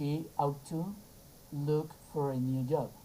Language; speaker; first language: English; non-native, fluent; Spanish